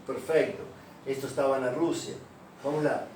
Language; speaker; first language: Portuguese; non-native, fluent; Spanish